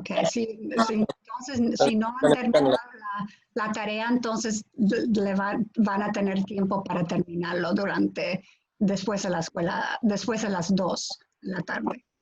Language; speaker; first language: Spanish; non-native, fluent; English